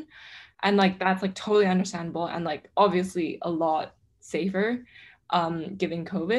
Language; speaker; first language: English; non-native, local second language; Cantonese